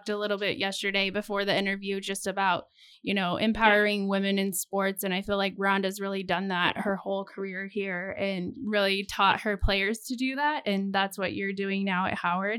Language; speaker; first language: English; native; English